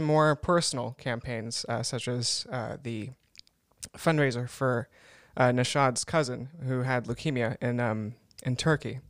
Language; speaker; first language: English; native; English